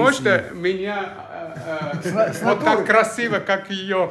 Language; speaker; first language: Russian; non-native, fluent; German